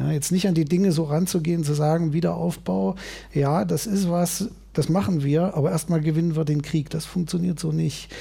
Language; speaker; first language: German; native; German